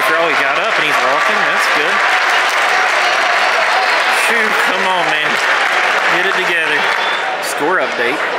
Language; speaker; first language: English; native; English